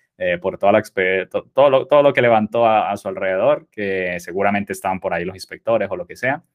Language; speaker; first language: Spanish; native; Spanish